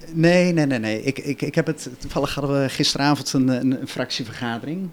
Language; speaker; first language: Dutch; native; Dutch